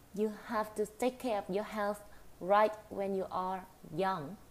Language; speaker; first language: English; non-native, fluent; Vietnamese